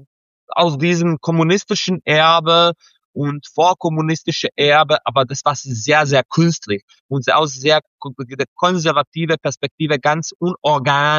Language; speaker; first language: German; non-native, fluent; Serbian